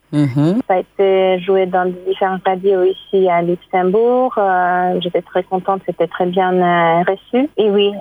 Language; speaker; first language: French; non-native, fluent; Hungarian